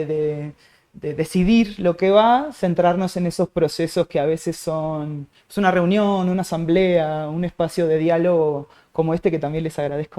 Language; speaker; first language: Spanish; native; Spanish